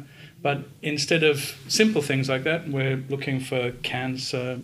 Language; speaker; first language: English; native; English